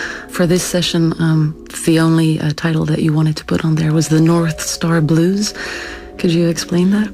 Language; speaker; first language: English; non-native, fluent; Dutch